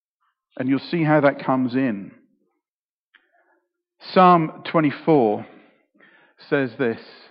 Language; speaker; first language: English; native; English